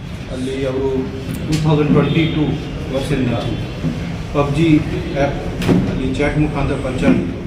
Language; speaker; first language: Kannada; non-native, fluent; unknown